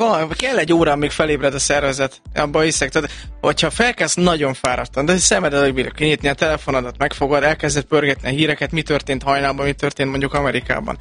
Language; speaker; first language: Hungarian; native; Hungarian